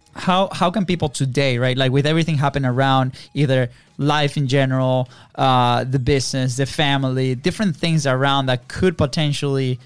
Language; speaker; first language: English; non-native, fluent; Spanish